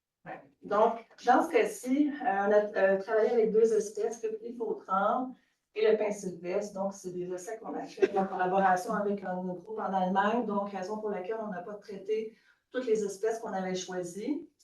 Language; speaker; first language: French; native; French